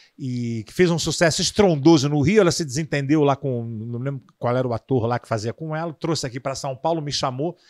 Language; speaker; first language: Portuguese; native; Portuguese